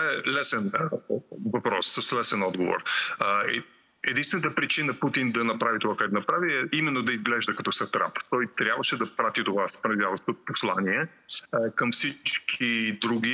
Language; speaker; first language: Bulgarian; native; Bulgarian